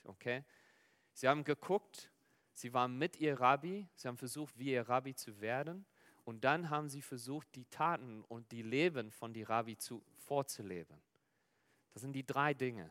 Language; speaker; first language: German; non-native, fluent; Afrikaans